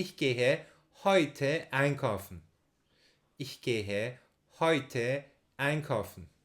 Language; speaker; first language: German; non-native, fluent; Turkish